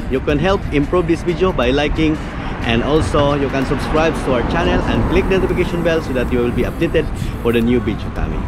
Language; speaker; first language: English; non-native, local second language; Filipino